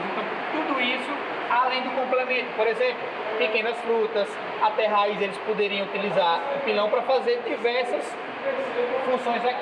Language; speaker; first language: Portuguese; native; Portuguese